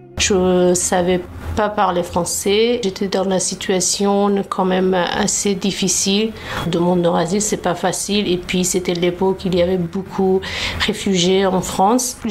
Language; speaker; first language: French; non-native, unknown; Persian